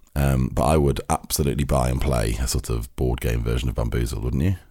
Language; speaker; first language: English; native; English